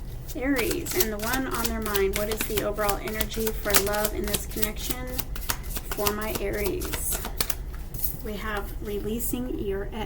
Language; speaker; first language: English; native; English